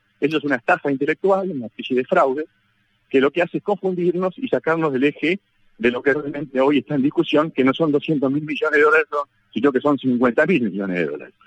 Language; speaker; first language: Spanish; native; Spanish